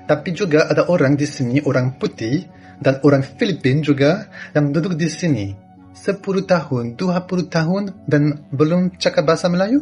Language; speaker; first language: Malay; non-native, learner; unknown